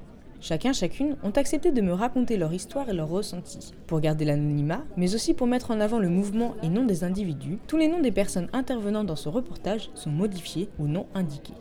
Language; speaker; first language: French; native; French